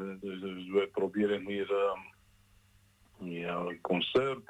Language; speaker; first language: Dutch; non-native, learner; Georgian